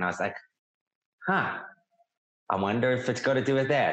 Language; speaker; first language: English; native; English